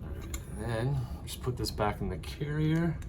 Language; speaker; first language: English; native; English